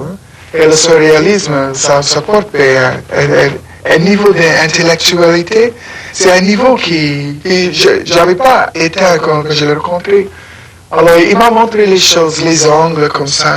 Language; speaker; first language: French; non-native, fluent; English